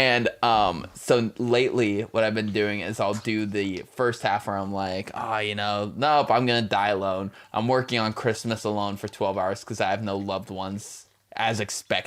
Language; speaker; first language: English; native; English